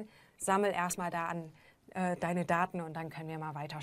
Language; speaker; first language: German; native; German